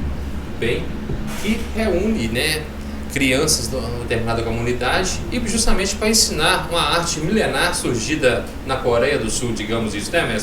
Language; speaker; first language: Portuguese; native; Portuguese